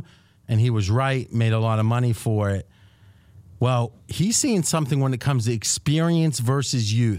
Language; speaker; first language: English; native; English